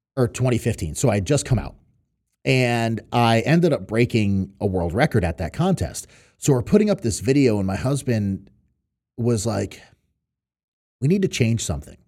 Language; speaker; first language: English; native; English